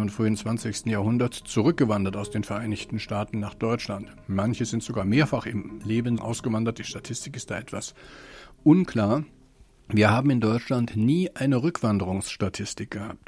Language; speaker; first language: German; native; German